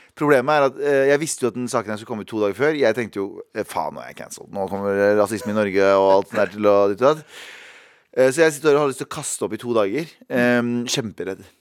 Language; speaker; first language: Norwegian; early bilingual, other home language; Kurdish